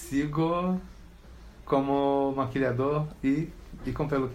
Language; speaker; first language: Spanish; non-native, learner; Portuguese